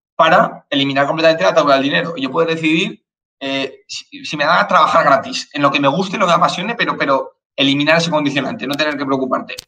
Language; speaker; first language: Spanish; native; Spanish